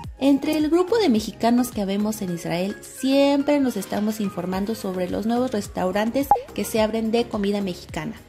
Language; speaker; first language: Spanish; native; Spanish